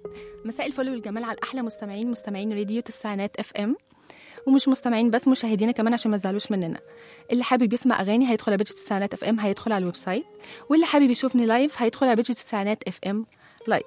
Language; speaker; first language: Arabic; native; Arabic